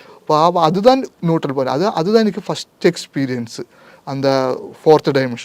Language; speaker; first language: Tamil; non-native, local second language; Malayalam